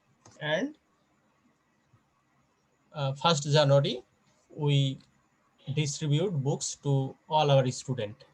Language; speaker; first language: English; non-native, fluent; Bangla